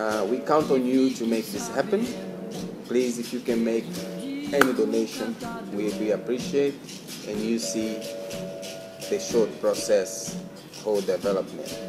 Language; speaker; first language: English; non-native, fluent; Portuguese